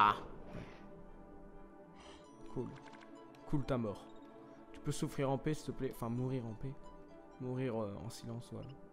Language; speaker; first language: French; native; French